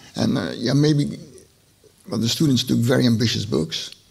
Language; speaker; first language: English; non-native, fluent; Dutch